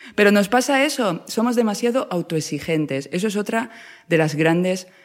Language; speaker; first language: Spanish; native; Spanish